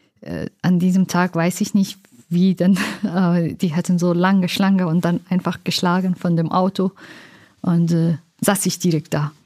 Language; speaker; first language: German; non-native, learner; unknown